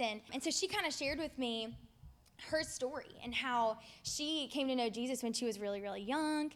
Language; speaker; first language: English; native; English